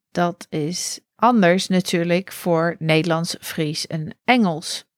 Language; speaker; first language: Dutch; non-native, fluent; English